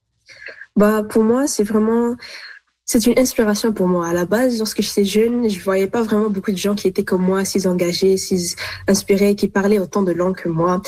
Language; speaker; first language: French; non-native, local second language; Arabic